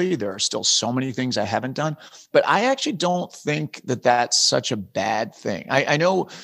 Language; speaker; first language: English; native; English